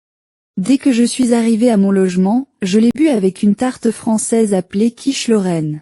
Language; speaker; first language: French; non-native, learner; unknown